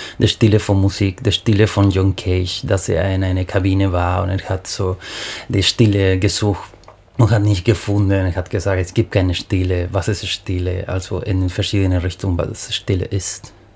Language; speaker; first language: German; non-native, fluent; Spanish